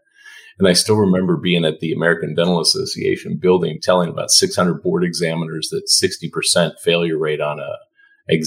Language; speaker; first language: English; native; English